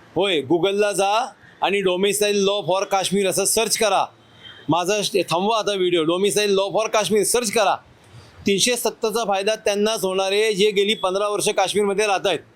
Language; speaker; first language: Marathi; native; Marathi